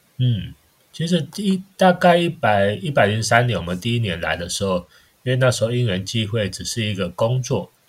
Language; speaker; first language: Chinese; native; Chinese